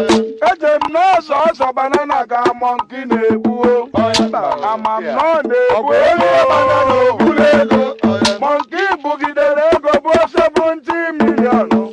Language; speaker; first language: Igbo; native; Igbo